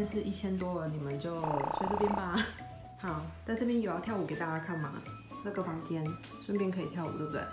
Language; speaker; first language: Chinese; native; Chinese